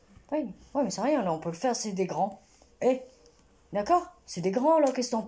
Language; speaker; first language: French; native; French